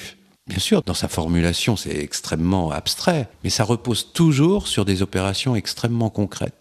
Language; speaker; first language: French; native; French